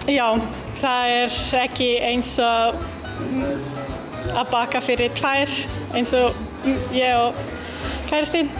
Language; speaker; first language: Icelandic; non-native, learner; Italian